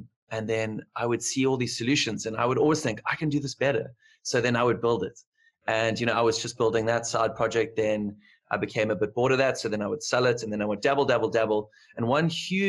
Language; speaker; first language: English; native; English